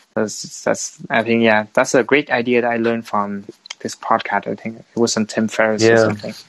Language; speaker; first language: English; non-native, fluent; Vietnamese